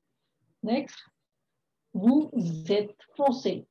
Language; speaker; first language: French; non-native, fluent; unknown